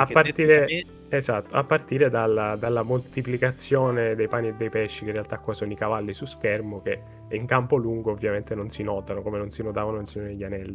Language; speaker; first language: Italian; native; Italian